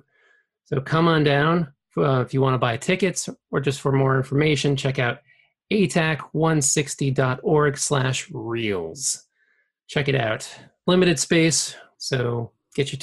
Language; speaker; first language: English; native; English